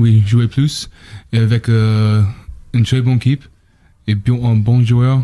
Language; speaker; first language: French; non-native, learner; English